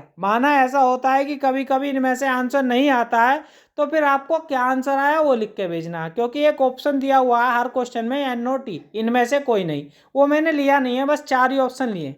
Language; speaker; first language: Hindi; native; Hindi